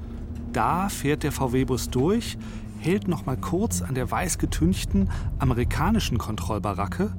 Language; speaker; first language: German; native; German